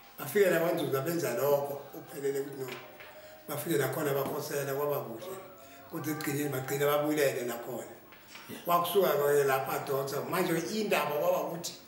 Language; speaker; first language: Zulu; non-native, local second language; South Ndebele